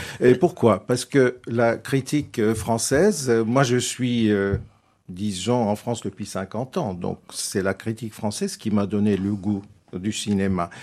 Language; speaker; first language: French; non-native, fluent; Turkish